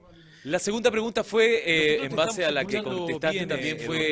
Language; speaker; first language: Spanish; native; Spanish